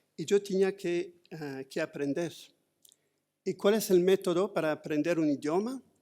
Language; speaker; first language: Spanish; non-native, fluent; French